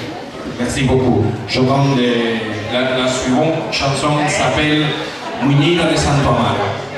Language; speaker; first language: French; non-native, learner; Galician